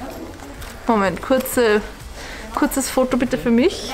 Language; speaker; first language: German; native; German